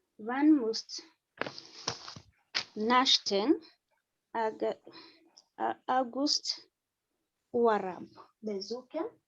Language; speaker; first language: German; non-native, learner; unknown